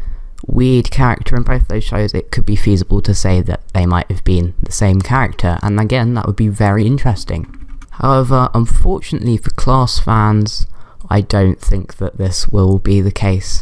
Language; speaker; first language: English; native; English